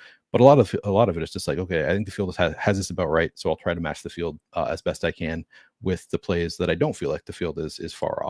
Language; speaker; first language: English; native; English